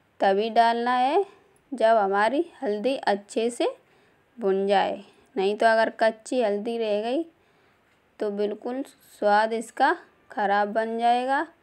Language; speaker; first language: Hindi; native; Hindi